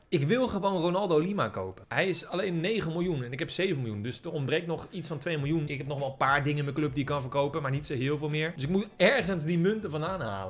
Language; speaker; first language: Dutch; native; Dutch